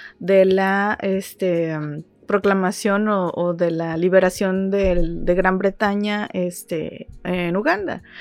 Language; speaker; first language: Spanish; native; Spanish